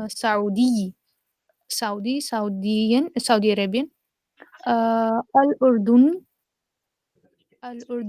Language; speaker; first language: Arabic; non-native, learner; Urdu